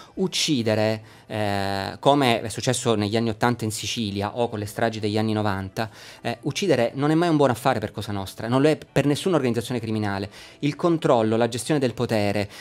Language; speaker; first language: Italian; native; Italian